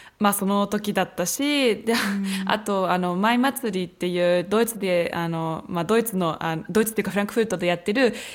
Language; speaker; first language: Japanese; early bilingual, heritage; Japanese